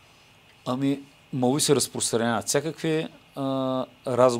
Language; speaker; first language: Bulgarian; native; Bulgarian